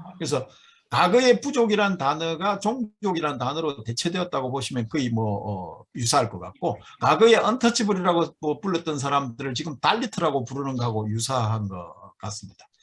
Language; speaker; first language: Korean; native; Korean